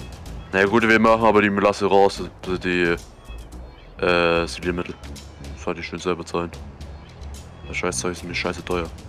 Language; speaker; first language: German; native; German